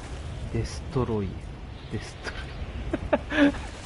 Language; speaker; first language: Japanese; native; Japanese